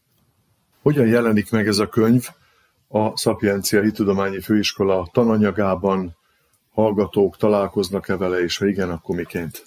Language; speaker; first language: Hungarian; native; Hungarian